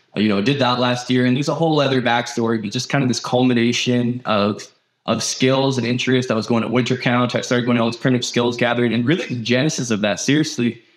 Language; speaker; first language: English; native; English